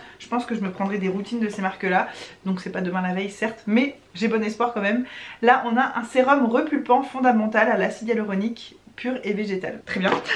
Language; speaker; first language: French; native; French